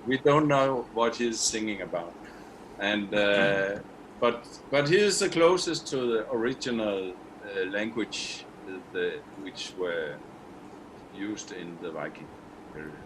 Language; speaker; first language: English; non-native, fluent; Danish